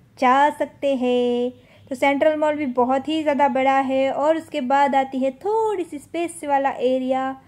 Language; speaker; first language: Hindi; non-native, local second language; Gujarati